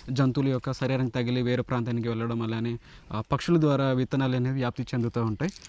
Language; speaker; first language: Telugu; native; Telugu